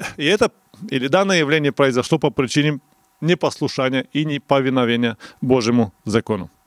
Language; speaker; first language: Russian; non-native, local second language; Romanian